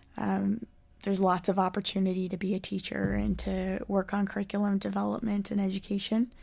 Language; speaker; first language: English; native; English